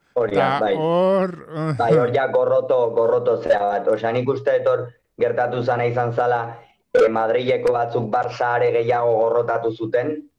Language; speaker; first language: Basque; native; Basque